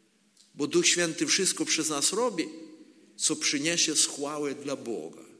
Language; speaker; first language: Polish; non-native, learner; Ukrainian